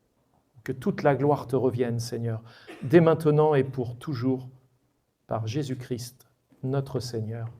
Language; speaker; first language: French; native; French